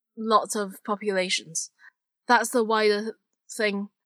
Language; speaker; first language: English; non-native, local second language; Cantonese